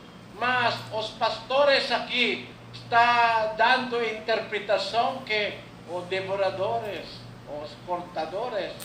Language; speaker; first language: Portuguese; non-native, learner; Filipino